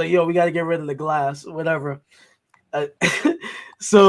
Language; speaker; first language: English; native; English